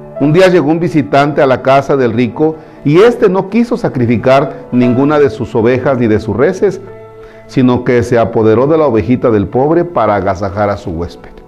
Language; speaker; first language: Spanish; native; Spanish